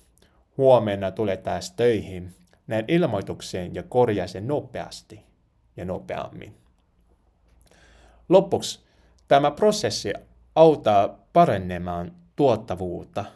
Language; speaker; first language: Finnish; non-native, learner; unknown